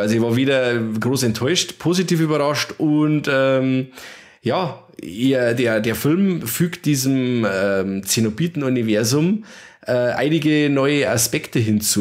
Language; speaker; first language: German; native; German